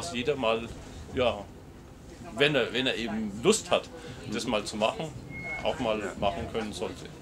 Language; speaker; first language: German; native; German